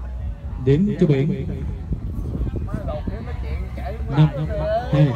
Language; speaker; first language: Vietnamese; native; Vietnamese